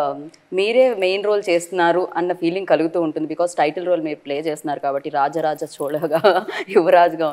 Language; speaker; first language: Telugu; native; Telugu